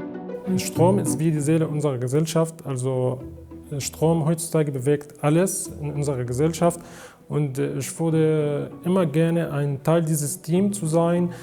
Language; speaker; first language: German; non-native, learner; Arabic